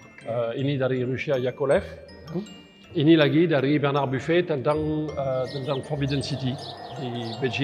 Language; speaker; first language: Indonesian; non-native, fluent; French